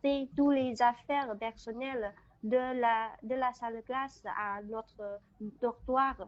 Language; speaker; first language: French; non-native, learner; Chinese